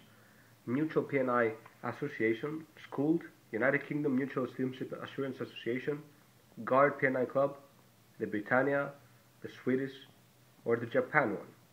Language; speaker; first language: English; non-native, fluent; Greek